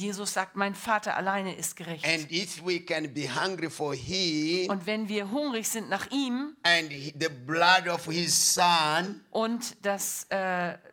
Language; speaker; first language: German; non-native, learner; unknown